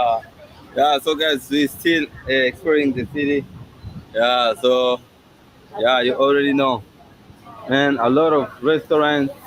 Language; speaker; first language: English; non-native, fluent; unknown